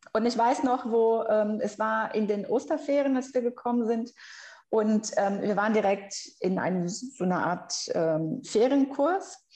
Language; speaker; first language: German; non-native, fluent; Portuguese